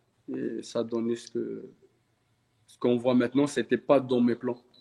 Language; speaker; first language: French; non-native, local second language; Arabic